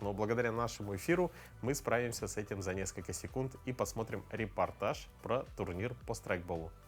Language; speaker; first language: Russian; native; Russian